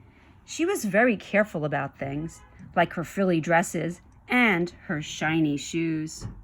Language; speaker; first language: English; native; English